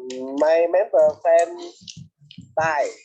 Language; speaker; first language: English; non-native, learner; Vietnamese